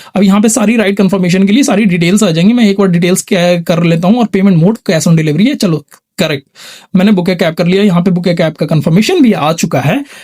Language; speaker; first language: Hindi; native; Hindi